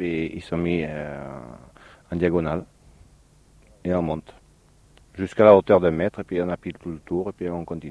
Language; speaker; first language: French; native; French